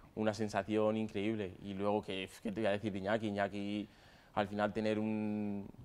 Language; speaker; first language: Spanish; native; Spanish